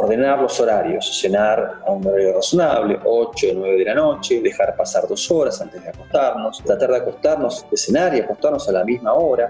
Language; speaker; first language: Spanish; native; Spanish